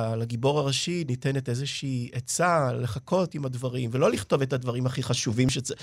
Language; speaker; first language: Hebrew; native; Hebrew